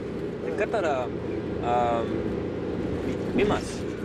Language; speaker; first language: Japanese; non-native, learner; French